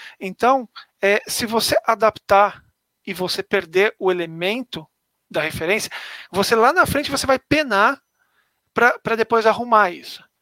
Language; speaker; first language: Portuguese; native; Portuguese